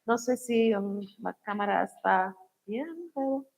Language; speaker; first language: Spanish; non-native, learner; English